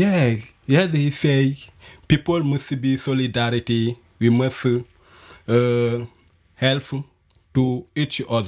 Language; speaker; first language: English; non-native, learner; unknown